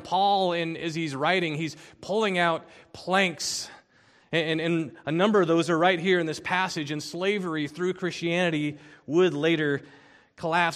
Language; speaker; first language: English; native; English